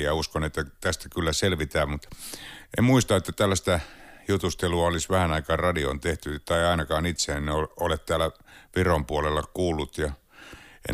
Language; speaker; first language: Finnish; native; Finnish